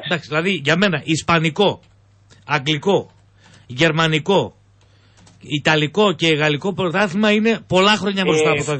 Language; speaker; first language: Greek; native; Greek